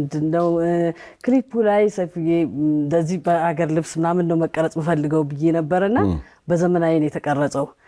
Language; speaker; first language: Amharic; native; Amharic